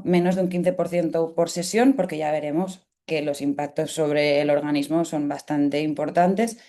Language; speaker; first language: Spanish; native; Spanish